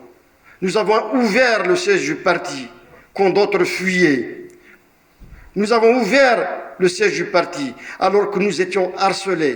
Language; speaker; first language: French; non-native, local second language; Kabyle